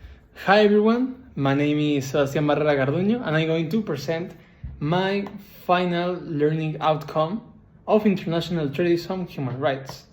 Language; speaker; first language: English; non-native, learner; Spanish